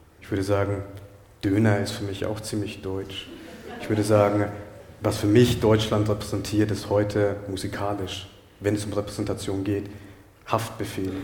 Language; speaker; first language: German; early bilingual, other home language; Tamil